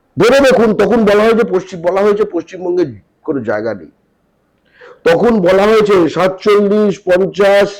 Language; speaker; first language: Bangla; native; Bangla